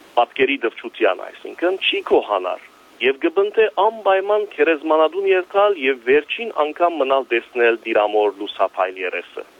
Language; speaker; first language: Armenian; early bilingual, heritage; Armenian